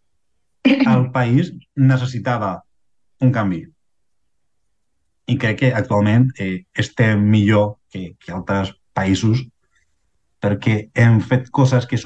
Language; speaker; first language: Catalan; non-native, fluent; Spanish